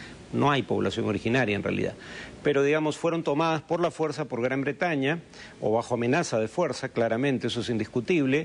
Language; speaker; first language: Spanish; native; Spanish